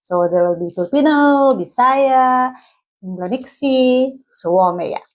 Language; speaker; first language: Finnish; non-native, learner; Cebuano